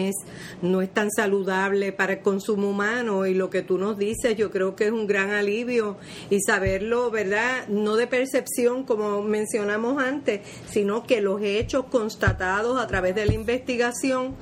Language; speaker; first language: Spanish; native; Spanish